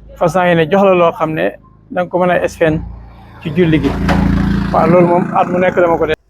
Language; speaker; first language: Wolof; native; Wolof